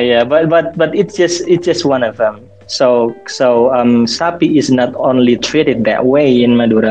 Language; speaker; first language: English; non-native, fluent; Indonesian